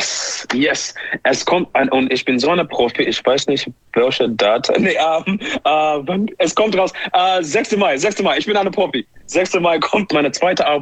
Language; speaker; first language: German; non-native, learner; English